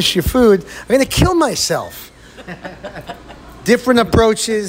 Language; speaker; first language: English; native; English